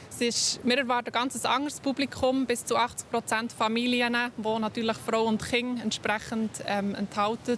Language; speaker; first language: German; native; German